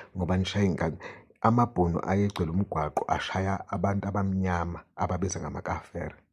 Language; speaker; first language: Zulu; native; Zulu